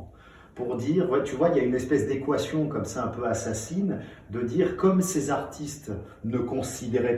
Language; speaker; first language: French; native; French